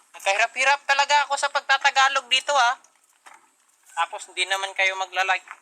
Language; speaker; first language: Filipino; non-native, local second language; Cebuano